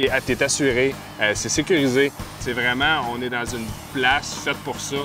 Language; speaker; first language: French; native; French